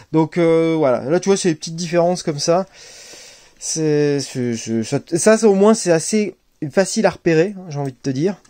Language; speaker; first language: French; native; French